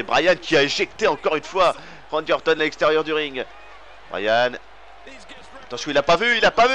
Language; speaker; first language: French; native; French